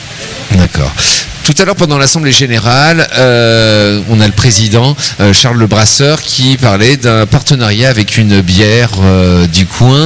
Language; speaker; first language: French; native; French